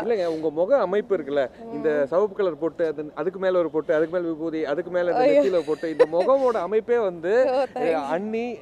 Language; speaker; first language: Tamil; native; Tamil